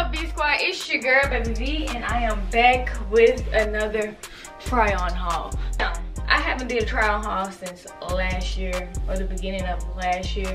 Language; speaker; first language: English; native; English